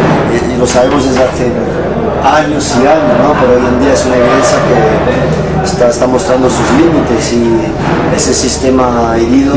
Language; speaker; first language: Spanish; early bilingual, heritage; Spanish